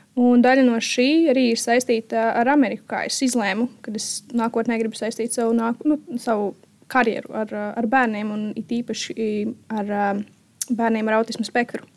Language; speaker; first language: Latvian; native; Latvian